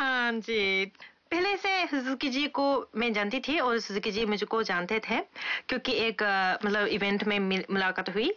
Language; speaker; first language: Hindi; non-native, fluent; Japanese